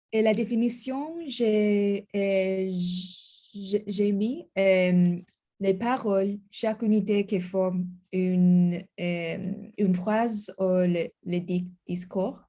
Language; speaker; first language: French; non-native, learner; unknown